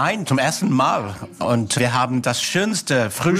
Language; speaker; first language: German; non-native, fluent; English